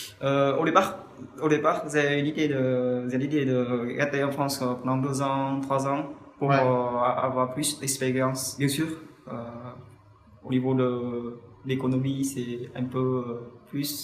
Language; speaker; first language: French; non-native, fluent; Vietnamese